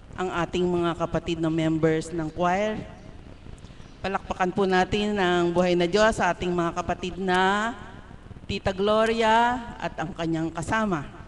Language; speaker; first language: Filipino; native; Filipino